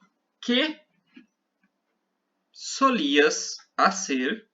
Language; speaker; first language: Spanish; non-native, fluent; Portuguese